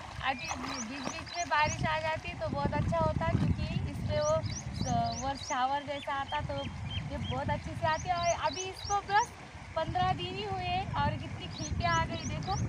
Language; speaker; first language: Hindi; non-native, local second language; Marathi